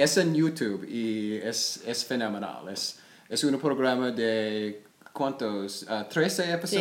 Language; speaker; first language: Spanish; non-native, learner; English